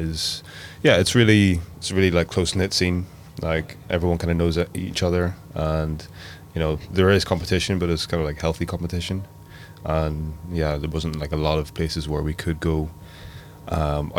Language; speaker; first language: English; native; English